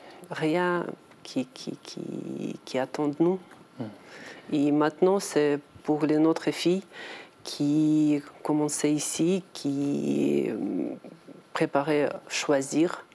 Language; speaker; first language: French; non-native, learner; Ukrainian